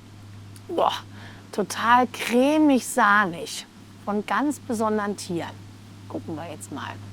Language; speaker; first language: German; native; German